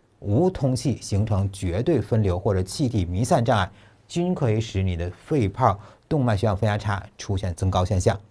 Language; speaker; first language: Chinese; native; Chinese